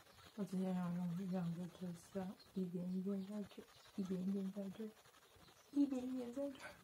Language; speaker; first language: Chinese; non-native, fluent; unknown